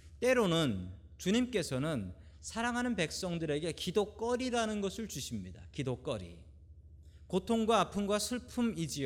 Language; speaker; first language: Korean; native; Korean